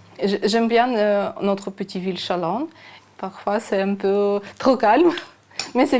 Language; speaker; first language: French; non-native, learner; Ukrainian